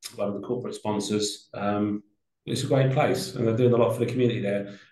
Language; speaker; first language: English; native; English